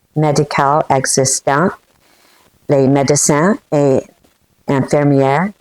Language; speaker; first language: French; non-native, local second language; English